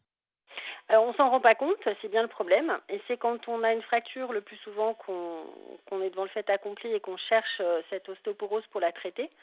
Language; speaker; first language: French; native; French